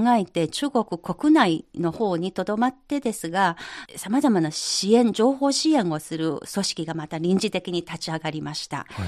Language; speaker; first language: Japanese; non-native, fluent; Chinese